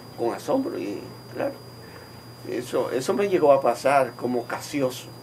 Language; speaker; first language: Spanish; native; Spanish